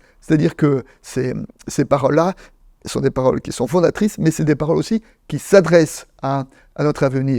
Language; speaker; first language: French; native; French